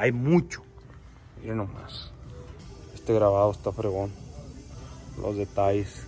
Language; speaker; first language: Spanish; native; Spanish